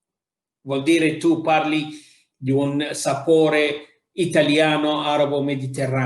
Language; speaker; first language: Italian; non-native, fluent; Arabic